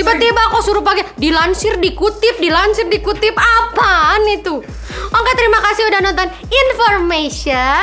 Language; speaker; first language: Indonesian; native; Indonesian